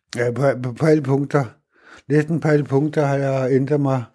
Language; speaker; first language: Danish; native; Danish